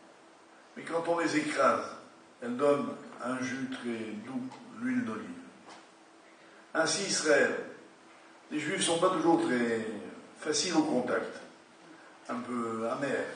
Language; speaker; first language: French; native; French